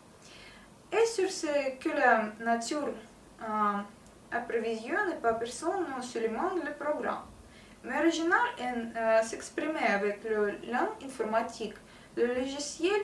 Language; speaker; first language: French; non-native, learner; Russian